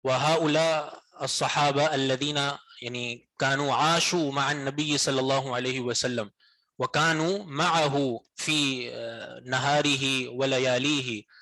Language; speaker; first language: Arabic; non-native, fluent; Urdu